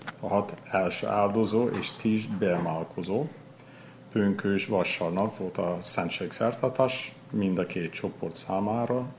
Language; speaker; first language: Hungarian; non-native, fluent; English